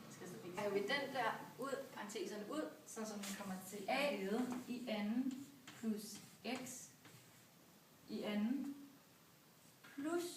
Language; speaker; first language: Danish; native; Danish